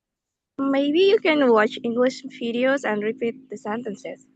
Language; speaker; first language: English; non-native, learner; Indonesian